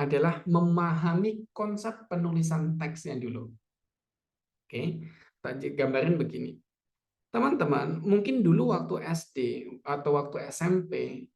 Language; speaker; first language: Indonesian; native; Indonesian